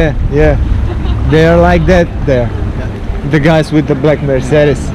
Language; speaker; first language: English; non-native, learner; Bulgarian